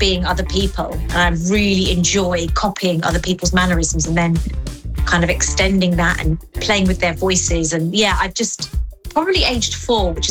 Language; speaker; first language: English; early bilingual, other home language; Greek